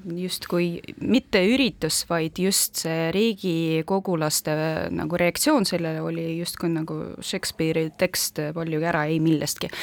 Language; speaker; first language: Estonian; non-native, local second language; Russian